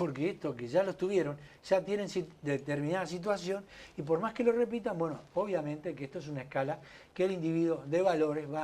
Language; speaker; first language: Spanish; native; Spanish